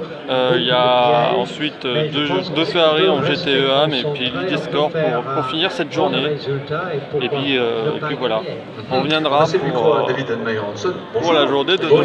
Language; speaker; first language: French; native; French